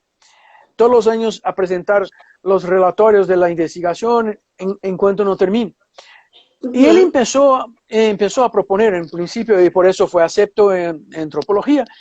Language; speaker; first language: Spanish; non-native, fluent; Portuguese